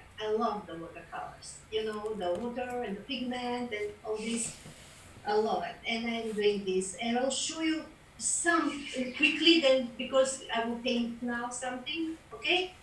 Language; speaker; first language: English; non-native, fluent; Macedonian